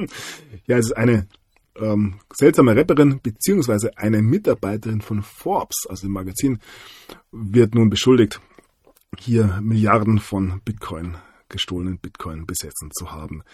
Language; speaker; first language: German; native; German